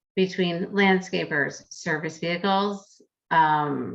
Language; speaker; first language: English; native; English